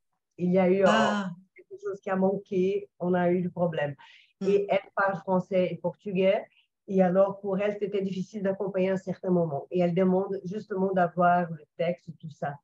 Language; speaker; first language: French; non-native, fluent; Portuguese